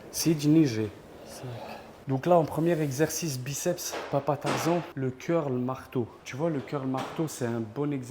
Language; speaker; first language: French; native; French